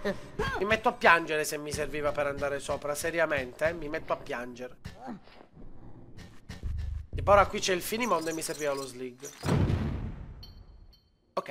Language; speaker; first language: Italian; native; Italian